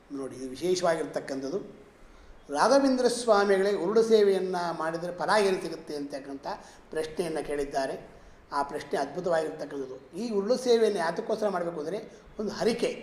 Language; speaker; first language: Kannada; native; Kannada